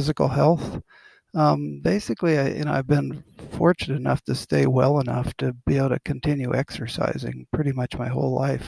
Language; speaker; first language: English; native; English